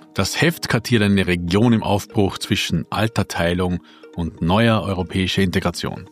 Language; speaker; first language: German; native; German